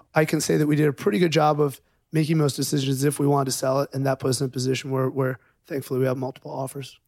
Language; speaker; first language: English; native; English